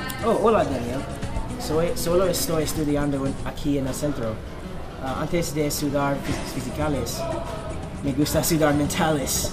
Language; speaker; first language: Spanish; non-native, learner; English